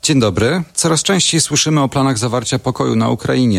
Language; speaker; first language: Polish; native; Polish